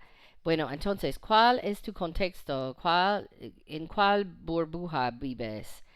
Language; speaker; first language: Spanish; non-native, fluent; English